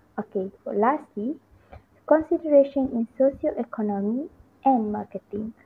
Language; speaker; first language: English; non-native, local second language; Malay